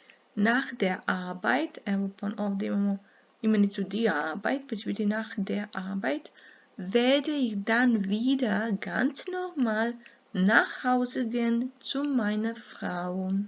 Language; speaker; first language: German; non-native, fluent; Serbian